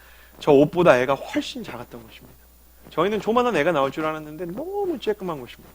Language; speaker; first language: Korean; native; Korean